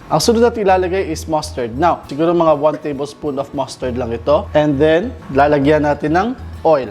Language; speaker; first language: Filipino; non-native, local second language; Cebuano